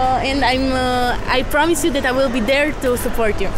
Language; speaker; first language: English; non-native, fluent; Romanian